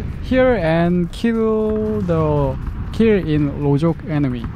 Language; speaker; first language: English; non-native, learner; Korean